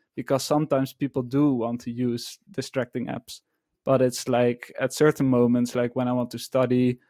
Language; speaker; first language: English; non-native, fluent; Dutch